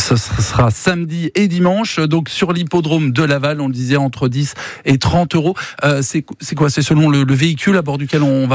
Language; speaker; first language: French; native; French